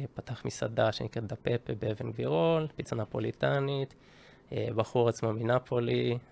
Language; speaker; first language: Hebrew; early bilingual, other home language; Japanese